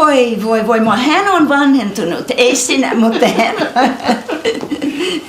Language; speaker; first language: Finnish; early bilingual, heritage; English